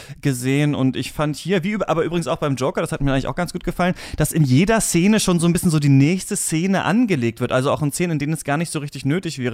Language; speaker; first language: German; native; German